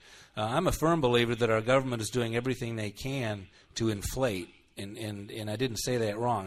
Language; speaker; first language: English; native; English